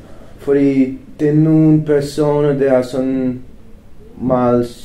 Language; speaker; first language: Danish; non-native, fluent; Romanian